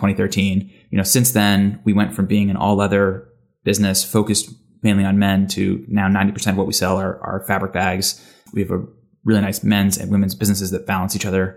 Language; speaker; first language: English; native; English